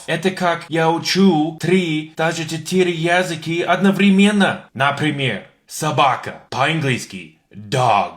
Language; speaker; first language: Russian; non-native, learner; English